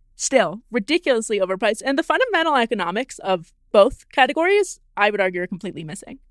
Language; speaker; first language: English; native; English